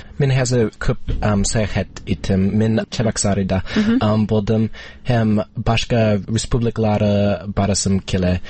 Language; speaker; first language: Tatar; non-native, fluent; English